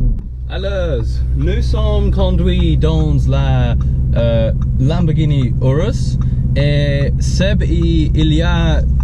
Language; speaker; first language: French; non-native, learner; English